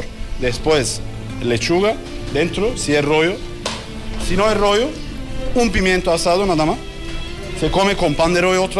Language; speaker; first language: Spanish; non-native, learner; Turkish